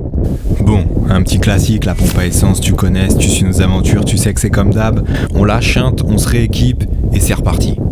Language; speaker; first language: French; native; French